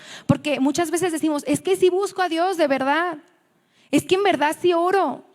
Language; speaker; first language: Spanish; native; Spanish